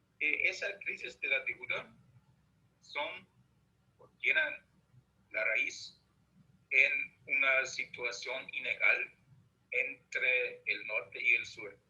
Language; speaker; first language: Spanish; non-native, fluent; German